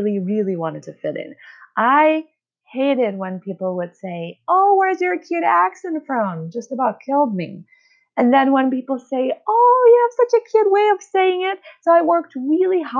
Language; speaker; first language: English; non-native, fluent; Czech